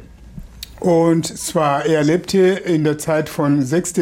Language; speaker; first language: German; non-native, fluent; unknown